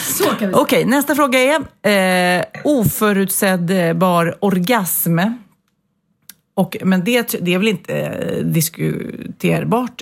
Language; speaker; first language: Swedish; native; Swedish